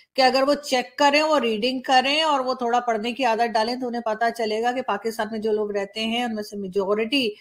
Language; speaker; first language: Hindi; native; Hindi